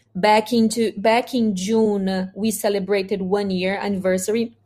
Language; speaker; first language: English; non-native, fluent; Portuguese